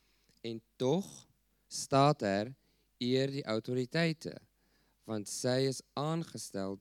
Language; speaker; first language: Dutch; non-native, fluent; English